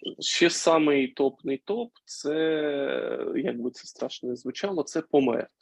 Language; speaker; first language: Ukrainian; non-native, local second language; Russian